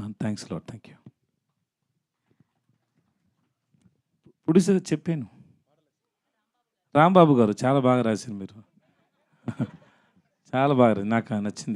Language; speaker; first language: Telugu; non-native, learner; Tamil